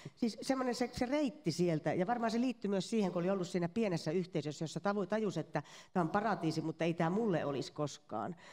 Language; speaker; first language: Finnish; native; Finnish